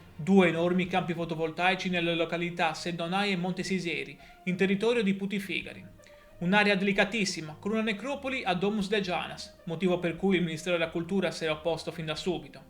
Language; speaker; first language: Italian; native; Italian